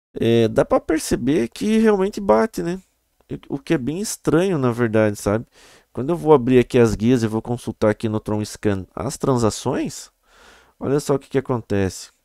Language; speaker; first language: Portuguese; native; Portuguese